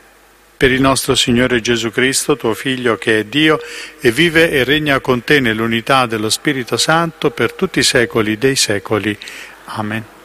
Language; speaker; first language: Italian; native; Italian